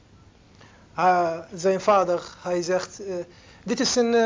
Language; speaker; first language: Dutch; non-native, learner; Arabic